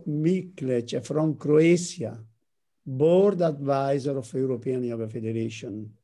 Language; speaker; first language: English; non-native, learner; Italian